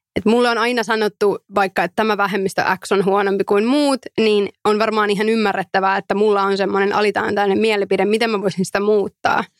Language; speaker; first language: Finnish; early bilingual, other home language; Somali